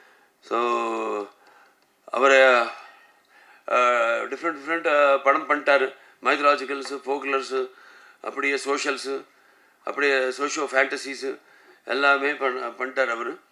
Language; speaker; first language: Tamil; non-native, local second language; Telugu